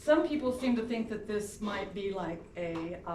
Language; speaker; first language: English; native; English